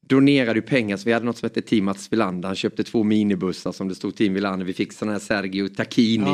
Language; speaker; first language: Swedish; native; Swedish